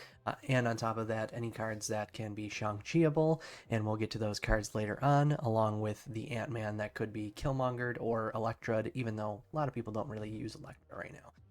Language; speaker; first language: English; native; English